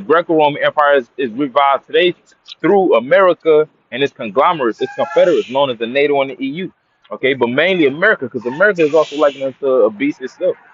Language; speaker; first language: English; native; English